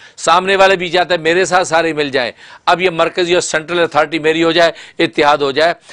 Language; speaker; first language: Urdu; non-native, local second language; Punjabi